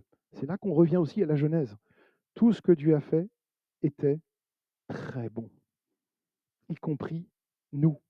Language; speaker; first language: French; native; French